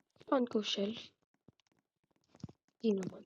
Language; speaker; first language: Filipino; native; Filipino